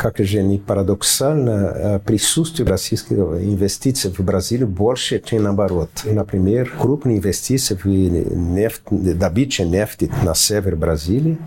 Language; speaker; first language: Russian; non-native, fluent; Portuguese